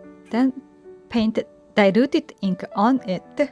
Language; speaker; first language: English; non-native, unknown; Japanese